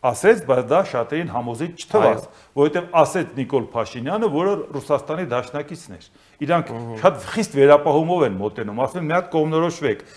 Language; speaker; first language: Armenian; native; Armenian